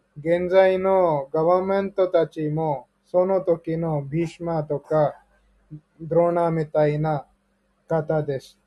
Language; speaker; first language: Japanese; non-native, learner; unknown